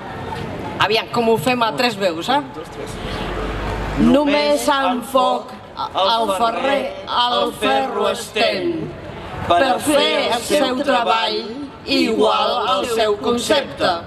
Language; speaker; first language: Catalan; non-native, fluent; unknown